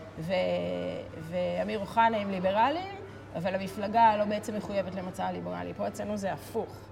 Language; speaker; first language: Hebrew; native; Hebrew